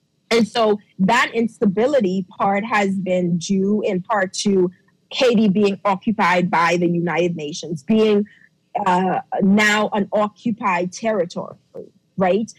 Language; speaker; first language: English; early bilingual, other home language; Haitian Creole